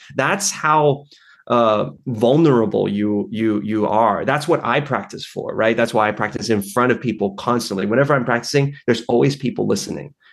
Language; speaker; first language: English; native; English